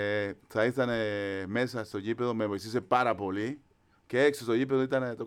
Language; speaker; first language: Greek; non-native, fluent; Spanish